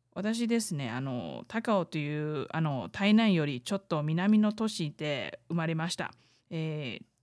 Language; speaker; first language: Japanese; non-native, fluent; Chinese